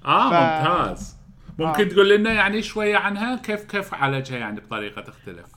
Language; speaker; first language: Arabic; native; Arabic